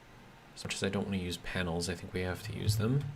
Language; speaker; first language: English; native; English